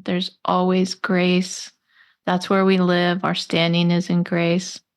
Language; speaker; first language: English; native; English